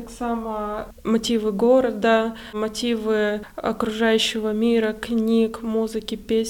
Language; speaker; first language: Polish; non-native, learner; Russian